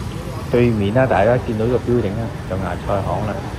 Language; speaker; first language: Chinese; early bilingual, heritage; Cantonese